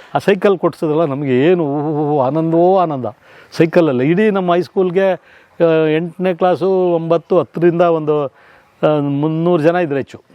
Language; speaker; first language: Kannada; native; Kannada